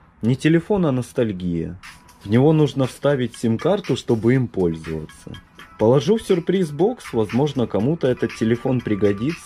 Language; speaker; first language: Russian; native; Russian